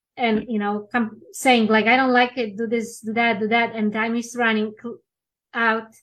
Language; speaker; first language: English; non-native, fluent; Polish